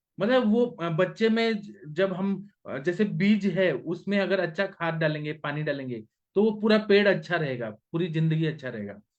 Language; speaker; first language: Hindi; non-native, local second language; Marathi